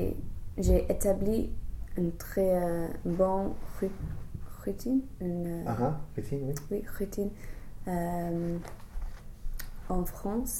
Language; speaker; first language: French; non-native, fluent; English